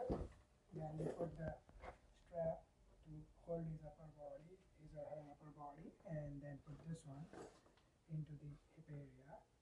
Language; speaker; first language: English; non-native, local second language; Gujarati